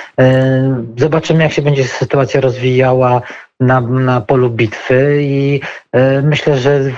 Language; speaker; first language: Polish; native; Polish